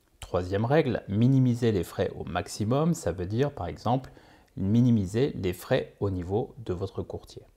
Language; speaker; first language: French; native; French